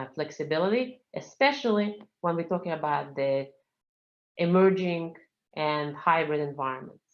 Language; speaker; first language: English; non-native, fluent; Russian